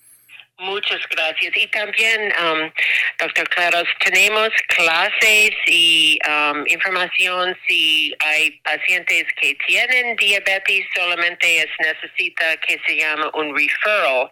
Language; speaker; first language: Spanish; non-native, learner; English